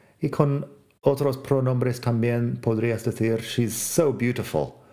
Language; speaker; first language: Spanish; non-native, fluent; English